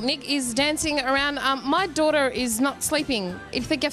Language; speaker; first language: English; early bilingual, other home language; Greek